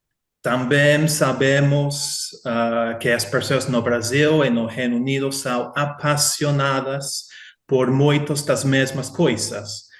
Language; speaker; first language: Portuguese; non-native, fluent; English